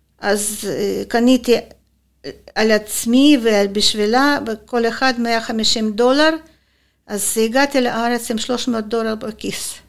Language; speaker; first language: Hebrew; non-native, fluent; Russian